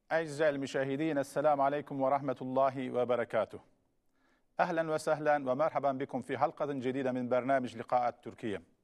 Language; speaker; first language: Arabic; non-native, fluent; Turkish